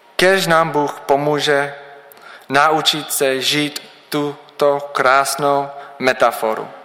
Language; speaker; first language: Czech; non-native, learner; English